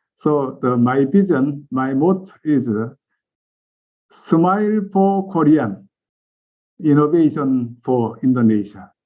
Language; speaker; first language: English; non-native, learner; Korean